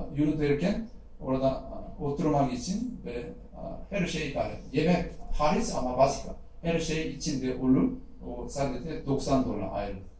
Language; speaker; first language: Turkish; non-native, fluent; Korean